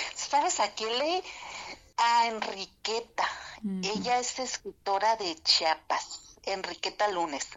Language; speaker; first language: Spanish; non-native, local second language; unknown